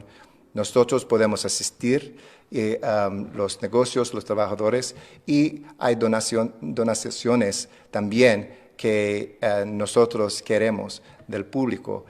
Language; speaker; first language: Spanish; non-native, fluent; English